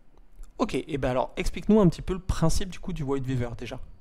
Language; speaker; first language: French; native; French